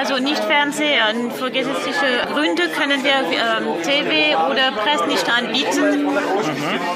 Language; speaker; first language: German; non-native, learner; French